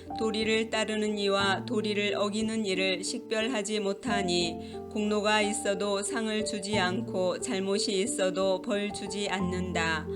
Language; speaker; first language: Korean; native; Korean